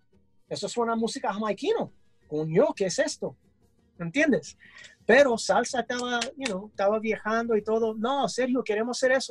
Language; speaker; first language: Spanish; early bilingual, heritage; English